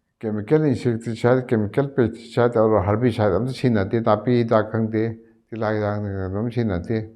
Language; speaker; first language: Manipuri; native; Manipuri